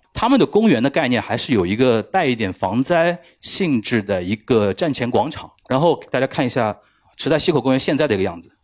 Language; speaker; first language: Chinese; native; Chinese